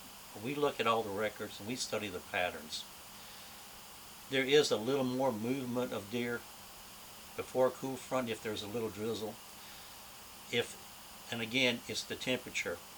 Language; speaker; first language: English; native; English